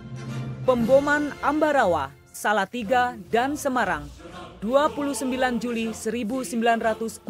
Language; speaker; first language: Indonesian; native; Indonesian